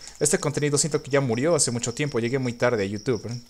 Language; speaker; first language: Spanish; native; Spanish